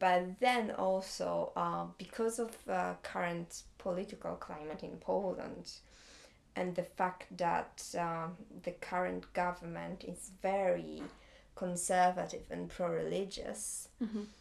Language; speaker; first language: English; non-native, fluent; Polish